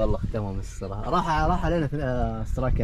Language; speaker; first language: Arabic; native; Arabic